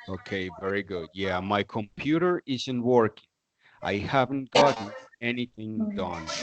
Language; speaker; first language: English; non-native, fluent; Spanish